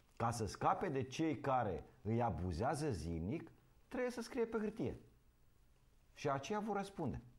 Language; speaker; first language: Romanian; native; Romanian